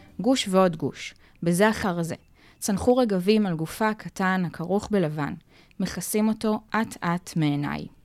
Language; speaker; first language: Hebrew; native; Hebrew